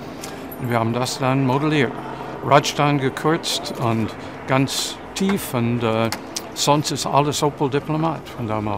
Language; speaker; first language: German; non-native, fluent; English